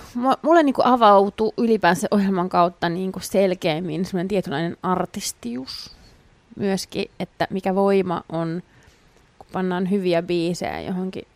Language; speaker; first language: Finnish; native; Finnish